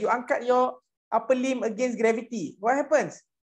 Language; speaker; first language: English; non-native, local second language; Malay